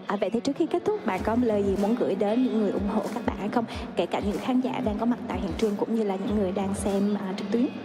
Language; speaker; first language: Vietnamese; native; Vietnamese